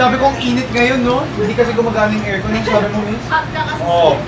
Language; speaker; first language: Filipino; native; Filipino